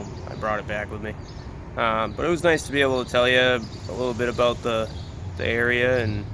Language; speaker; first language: English; native; English